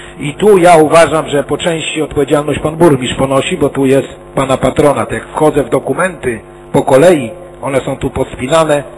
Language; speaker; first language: Polish; native; Polish